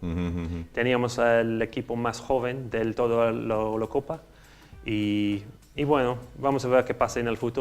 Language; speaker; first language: Spanish; non-native, learner; English